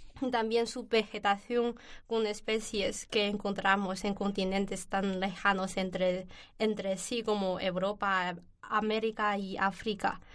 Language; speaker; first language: Spanish; non-native, learner; Chinese